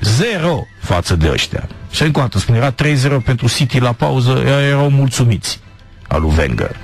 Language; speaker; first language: Romanian; native; Romanian